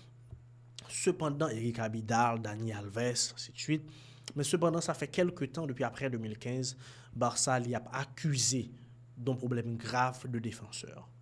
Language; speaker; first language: French; non-native, local second language; Haitian Creole